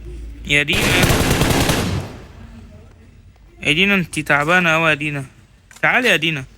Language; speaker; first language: Arabic; native; Arabic